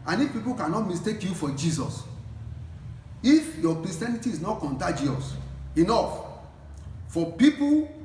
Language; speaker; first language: English; non-native, local second language; Yoruba